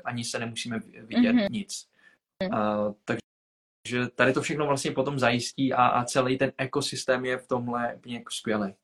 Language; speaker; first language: Czech; early bilingual, other home language; Vietnamese